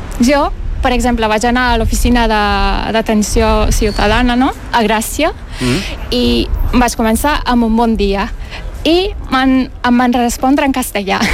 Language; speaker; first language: Catalan; non-native, fluent; Turkish